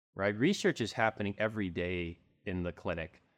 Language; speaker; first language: English; native; English